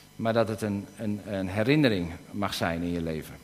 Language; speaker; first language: Dutch; native; Dutch